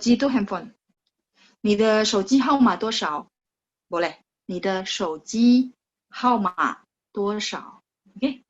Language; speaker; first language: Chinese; non-native, fluent; Indonesian